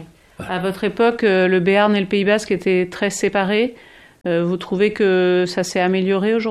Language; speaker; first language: French; native; French